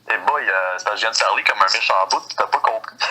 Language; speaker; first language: French; native; French